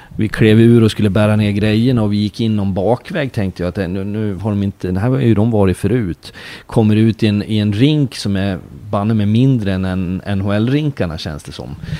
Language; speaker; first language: Swedish; native; Swedish